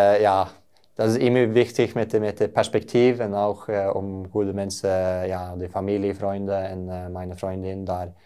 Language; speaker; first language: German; non-native, learner; Norwegian